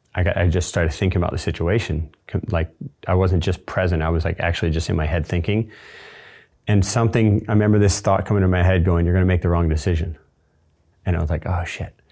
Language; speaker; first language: English; native; English